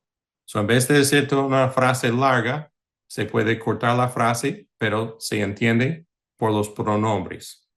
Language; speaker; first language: Spanish; early bilingual, heritage; English